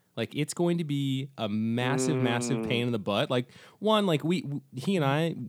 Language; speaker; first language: English; native; English